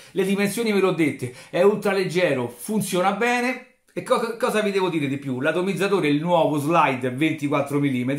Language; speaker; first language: Italian; native; Italian